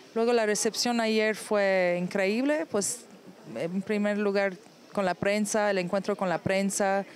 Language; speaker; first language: Spanish; non-native, fluent; Persian